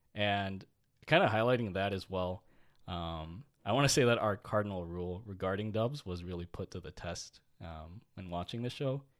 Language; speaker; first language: English; early bilingual, other home language; Filipino